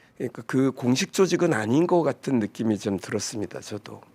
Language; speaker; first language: Korean; native; Korean